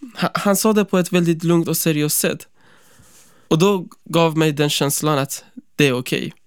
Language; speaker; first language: Swedish; non-native, fluent; Persian